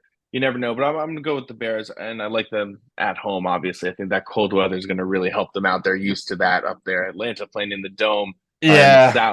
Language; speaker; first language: English; native; English